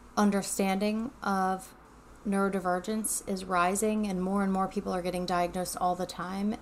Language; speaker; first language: English; native; English